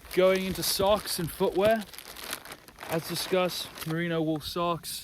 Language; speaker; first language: English; native; English